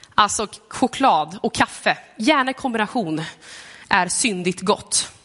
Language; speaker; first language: Swedish; native; Swedish